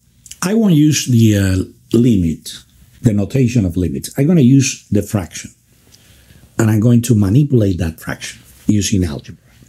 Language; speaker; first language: English; non-native, fluent; Spanish